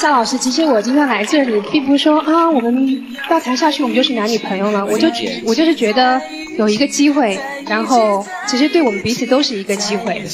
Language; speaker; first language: Chinese; native; Chinese